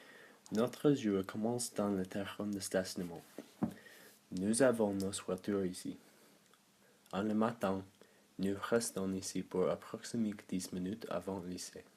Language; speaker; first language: French; non-native, learner; English